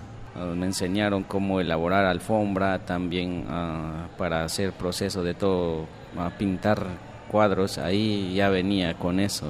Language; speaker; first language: Spanish; non-native, local second language; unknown